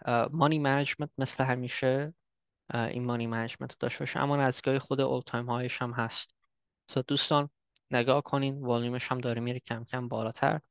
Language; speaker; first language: Persian; early bilingual, heritage; Persian